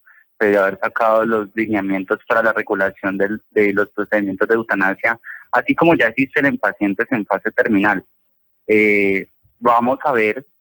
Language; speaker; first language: Spanish; native; Spanish